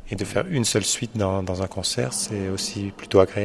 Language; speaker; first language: French; native; French